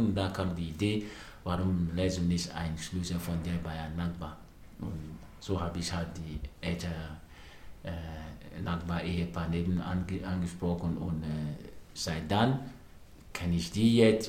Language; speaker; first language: German; non-native, fluent; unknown